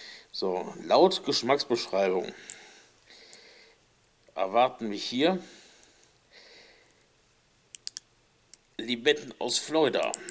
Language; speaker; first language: German; native; German